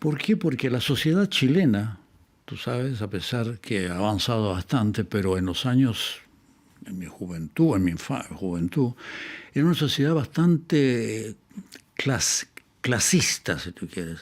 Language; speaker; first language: Spanish; native; Spanish